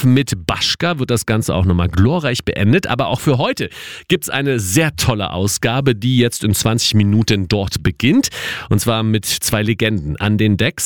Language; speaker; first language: German; native; German